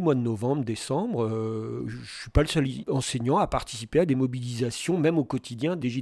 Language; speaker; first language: French; native; French